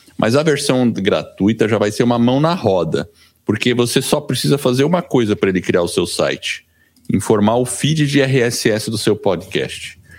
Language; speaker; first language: Portuguese; early bilingual, other home language; English